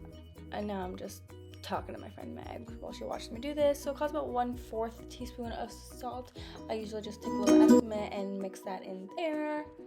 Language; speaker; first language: English; native; English